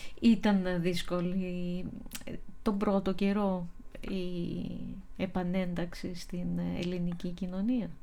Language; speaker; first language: Greek; native; Greek